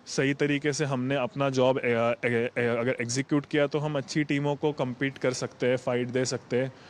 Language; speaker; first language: Hindi; non-native, local second language; Marathi